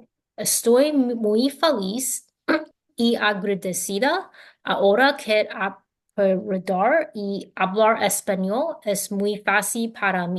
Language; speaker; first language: Spanish; non-native, learner; English